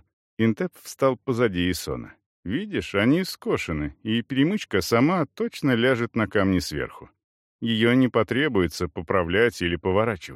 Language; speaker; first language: Russian; native; Russian